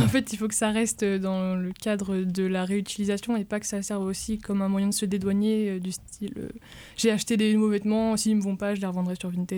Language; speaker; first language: French; native; French